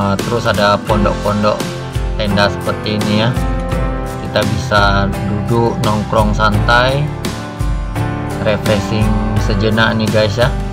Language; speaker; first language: Indonesian; native; Indonesian